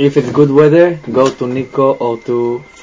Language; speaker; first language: English; non-native, fluent; Hebrew